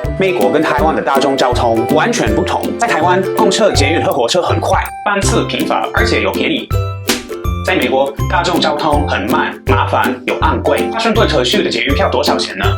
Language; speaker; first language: Chinese; non-native, fluent; English